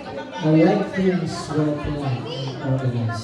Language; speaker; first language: English; non-native, local second language; Filipino